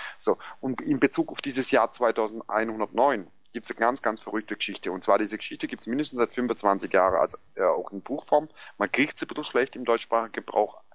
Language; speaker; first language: German; early bilingual, other home language; Greek